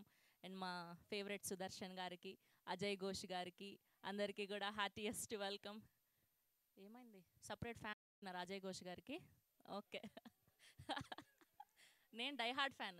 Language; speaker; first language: Telugu; native; Telugu